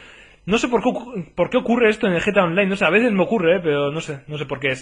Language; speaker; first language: Spanish; native; Spanish